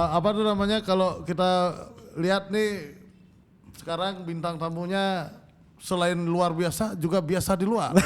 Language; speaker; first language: Indonesian; native; Indonesian